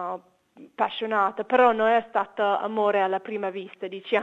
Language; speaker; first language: Italian; non-native, fluent; English